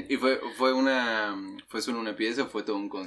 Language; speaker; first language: Spanish; native; Spanish